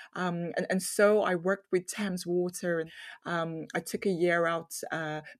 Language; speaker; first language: English; non-native, local second language; Yoruba